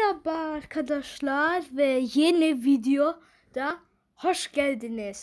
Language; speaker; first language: Turkish; early bilingual, heritage; Turkish